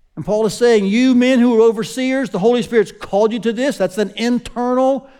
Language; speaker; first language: English; native; English